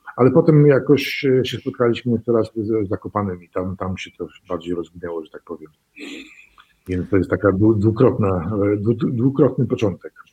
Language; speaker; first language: Polish; early bilingual, heritage; Polish